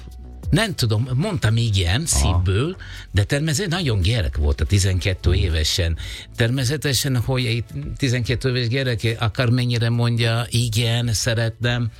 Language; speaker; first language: Hungarian; non-native, learner; Italian